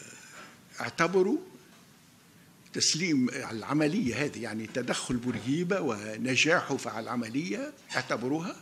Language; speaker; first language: Arabic; native; Arabic